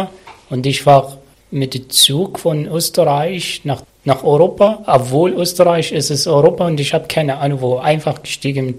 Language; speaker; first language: German; non-native, learner; Arabic